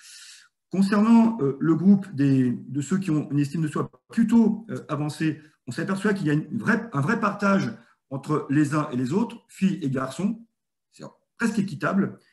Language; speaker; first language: French; native; French